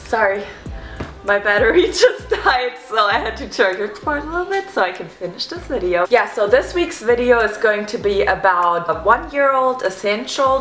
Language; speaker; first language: English; non-native, fluent; German